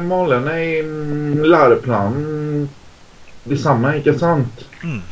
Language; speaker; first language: Norwegian; non-native, fluent; Greek